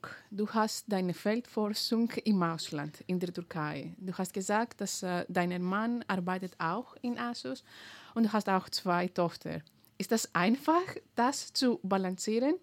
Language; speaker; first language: German; non-native, fluent; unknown